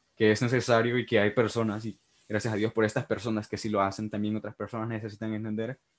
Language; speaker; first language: Spanish; native; Spanish